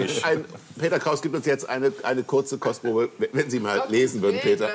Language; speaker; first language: German; native; German